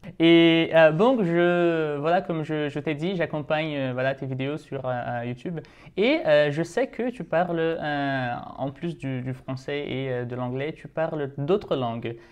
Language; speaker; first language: French; non-native, fluent; Portuguese